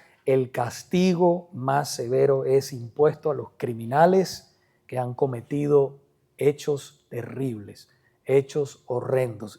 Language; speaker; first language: Spanish; native; Spanish